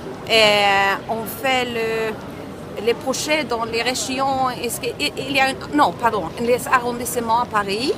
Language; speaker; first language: French; non-native, learner; Swedish